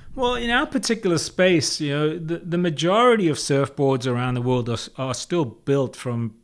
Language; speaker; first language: English; native; English